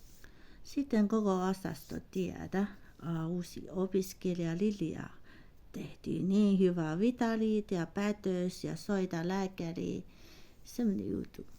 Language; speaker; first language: Finnish; non-native, learner; Chinese